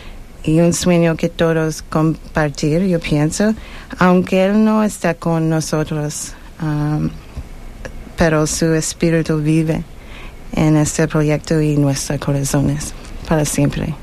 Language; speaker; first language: Spanish; non-native, learner; English